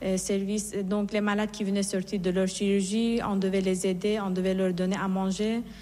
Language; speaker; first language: French; non-native, fluent; Persian